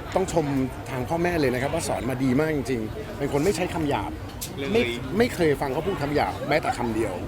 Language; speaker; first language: Thai; early bilingual, heritage; Danish